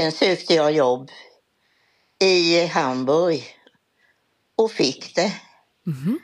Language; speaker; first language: Swedish; native; Swedish